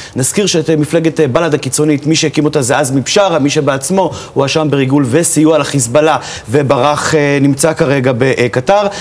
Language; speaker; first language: Hebrew; native; Hebrew